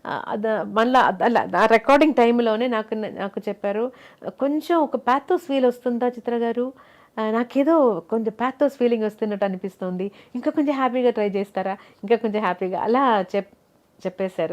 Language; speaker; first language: Telugu; non-native, local second language; Malayalam